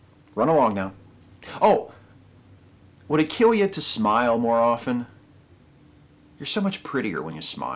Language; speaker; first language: English; native; English